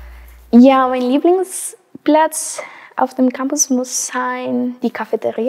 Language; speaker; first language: German; non-native, fluent; Spanish